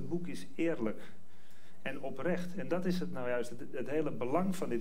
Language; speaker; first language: Dutch; native; Dutch